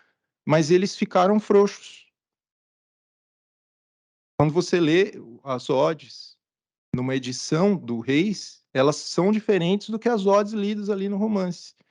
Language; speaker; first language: Portuguese; native; Portuguese